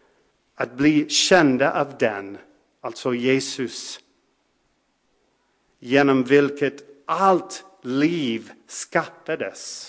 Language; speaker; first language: Swedish; non-native, fluent; English